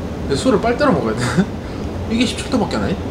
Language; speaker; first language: Korean; native; Korean